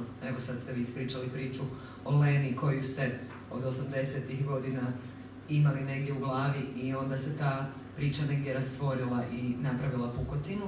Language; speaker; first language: Croatian; native; Croatian